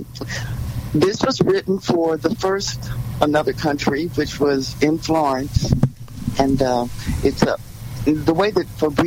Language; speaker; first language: English; native; English